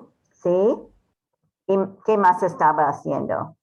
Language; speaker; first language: Spanish; non-native, fluent; English